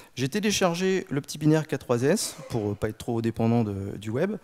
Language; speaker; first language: French; native; French